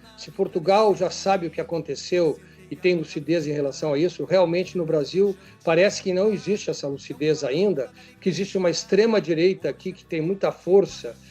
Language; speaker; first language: Portuguese; native; Portuguese